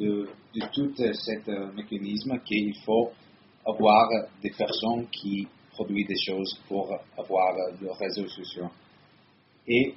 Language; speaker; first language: French; non-native, learner; Italian